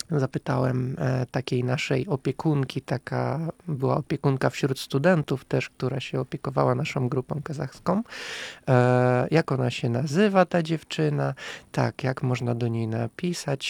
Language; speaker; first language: Polish; non-native, fluent; Russian